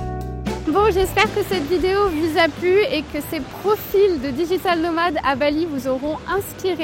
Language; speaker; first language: French; native; French